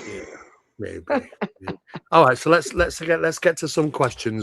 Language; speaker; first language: English; native; English